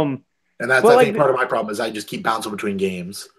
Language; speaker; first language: English; native; English